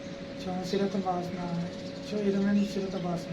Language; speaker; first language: Korean; non-native, learner; Punjabi